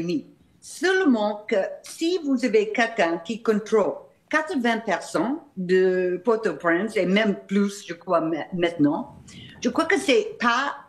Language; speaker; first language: French; non-native, fluent; English